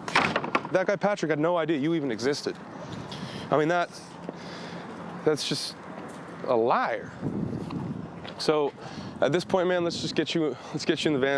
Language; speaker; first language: English; native; English